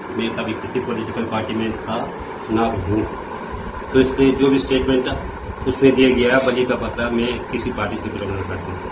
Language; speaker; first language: Hindi; native; Hindi